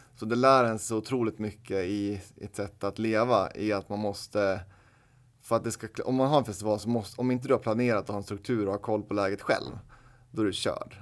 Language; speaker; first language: Swedish; native; Swedish